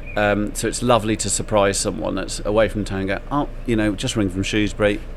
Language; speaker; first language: English; native; English